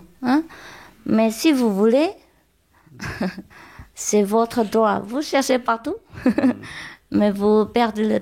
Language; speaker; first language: French; non-native, learner; Chinese